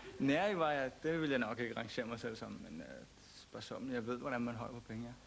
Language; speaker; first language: Danish; native; Danish